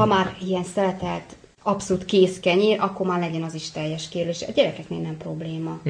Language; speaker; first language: Hungarian; native; Hungarian